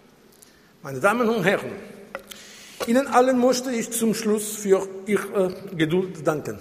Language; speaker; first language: German; non-native, fluent; Portuguese